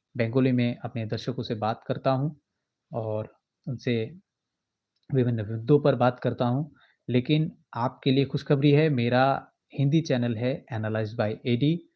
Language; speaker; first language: Hindi; non-native, local second language; Bangla